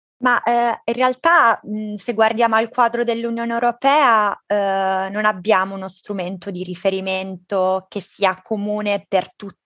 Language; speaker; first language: Italian; native; Italian